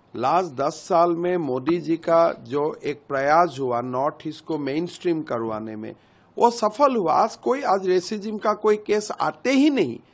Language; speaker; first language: Hindi; non-native, local second language; Assamese